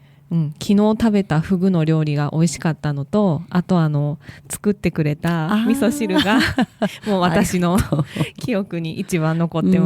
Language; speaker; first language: Japanese; native; Japanese